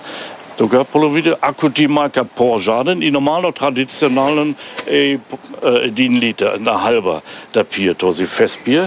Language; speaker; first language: Bulgarian; non-native, learner; German